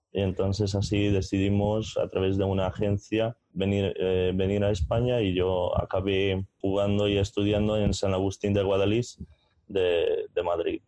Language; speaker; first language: Spanish; non-native, fluent; Hungarian